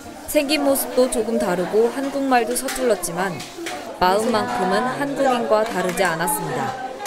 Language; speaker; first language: Korean; native; Korean